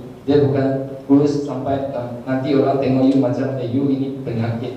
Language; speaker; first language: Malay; non-native, local second language; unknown